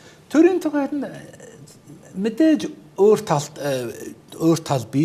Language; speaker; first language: Mongolian; non-native, fluent; English